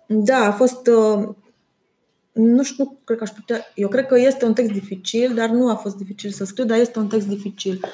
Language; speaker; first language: Romanian; non-native, local second language; German